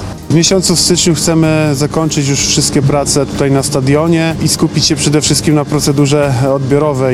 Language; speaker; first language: Polish; native; Polish